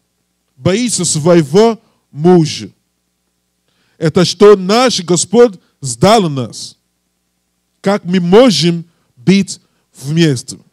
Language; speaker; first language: Russian; non-native, learner; English